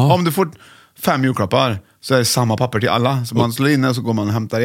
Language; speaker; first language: Swedish; native; Swedish